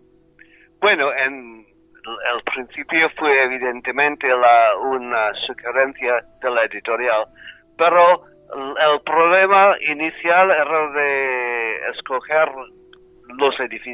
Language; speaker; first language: Spanish; non-native, fluent; English